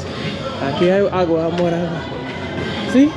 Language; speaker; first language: Spanish; non-native, learner; English